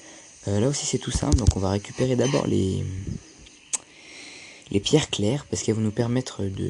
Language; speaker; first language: French; native; French